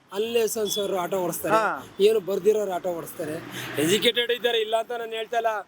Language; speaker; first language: Kannada; native; Kannada